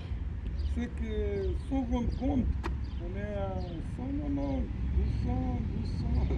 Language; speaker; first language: French; non-native, fluent; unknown